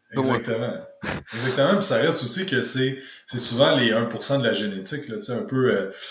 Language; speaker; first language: French; native; French